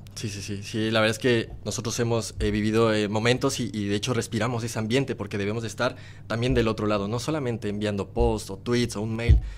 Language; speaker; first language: Spanish; native; Spanish